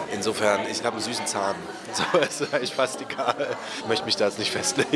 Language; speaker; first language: German; native; German